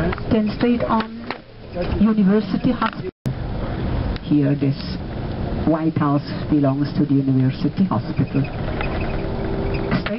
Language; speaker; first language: English; non-native, fluent; German